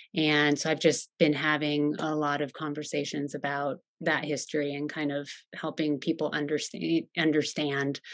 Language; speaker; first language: English; native; English